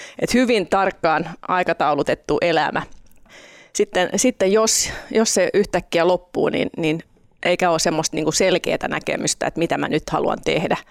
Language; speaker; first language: Finnish; non-native, local second language; Swedish